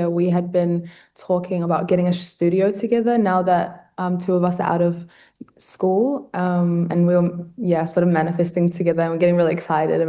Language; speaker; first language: English; native; English